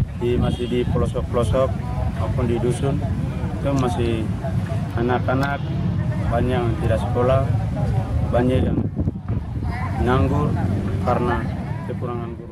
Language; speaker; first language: Indonesian; non-native, local second language; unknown